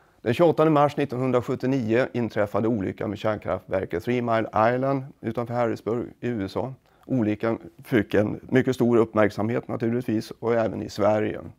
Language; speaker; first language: Swedish; native; Swedish